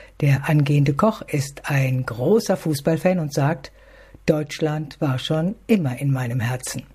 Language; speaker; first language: German; native; German